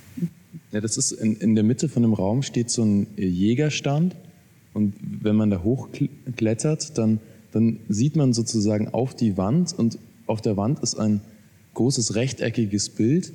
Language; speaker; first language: German; native; German